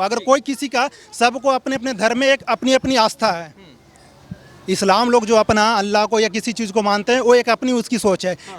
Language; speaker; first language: Hindi; native; Hindi